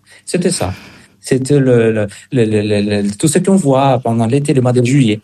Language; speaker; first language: French; non-native, fluent; Spanish